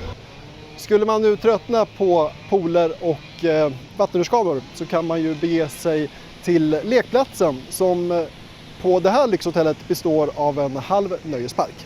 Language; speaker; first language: Swedish; native; Swedish